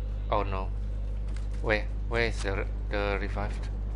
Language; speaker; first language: English; non-native, local second language; Malay